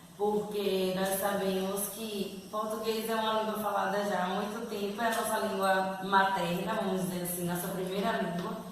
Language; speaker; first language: Portuguese; native; Portuguese